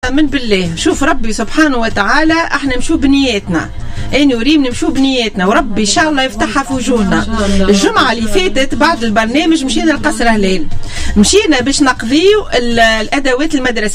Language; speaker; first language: Arabic; native; Arabic